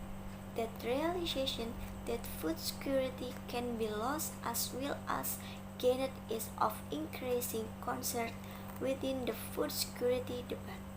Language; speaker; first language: English; non-native, learner; Indonesian